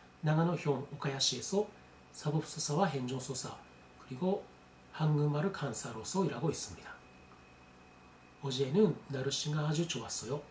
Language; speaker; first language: Korean; non-native, learner; Japanese